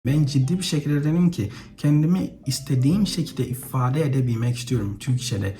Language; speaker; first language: Turkish; non-native, fluent; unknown